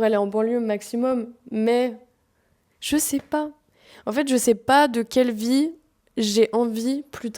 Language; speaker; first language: French; native; French